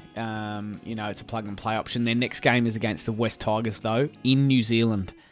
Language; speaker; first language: English; native; English